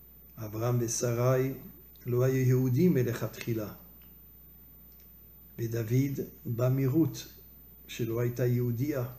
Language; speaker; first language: Hebrew; non-native, fluent; French